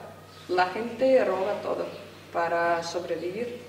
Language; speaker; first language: Spanish; non-native, fluent; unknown